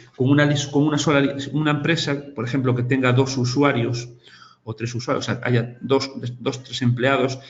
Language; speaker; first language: Spanish; native; Spanish